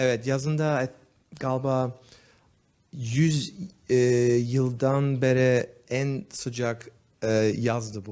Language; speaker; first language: Turkish; early bilingual, heritage; Turkish